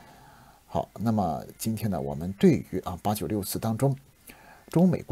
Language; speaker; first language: Chinese; native; Chinese